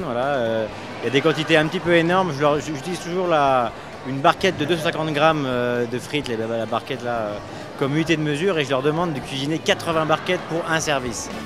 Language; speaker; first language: French; native; French